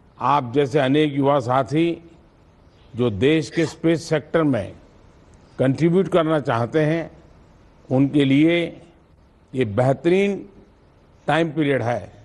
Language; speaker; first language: Hindi; non-native, local second language; Gujarati